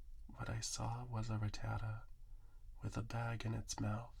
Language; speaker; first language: English; native; English